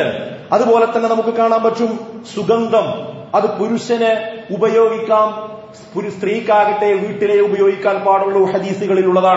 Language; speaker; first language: Malayalam; native; Malayalam